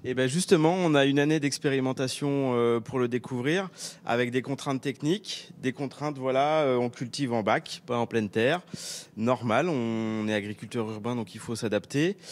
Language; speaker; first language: French; native; French